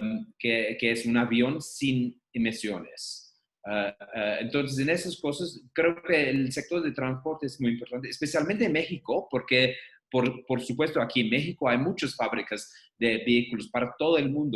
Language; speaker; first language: Spanish; non-native, fluent; English